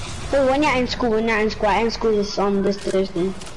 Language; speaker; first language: English; early bilingual, other home language; Spanish